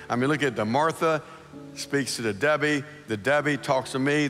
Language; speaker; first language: English; native; English